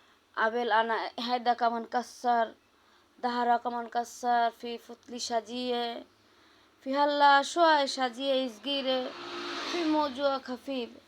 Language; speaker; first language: Arabic; non-native, learner; Bangla